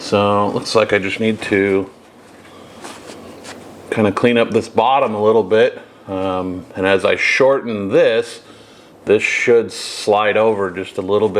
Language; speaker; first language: English; native; English